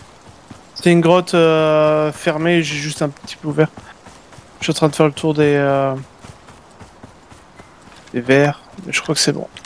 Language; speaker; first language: French; native; French